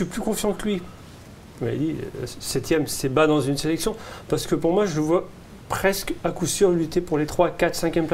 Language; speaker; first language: French; native; French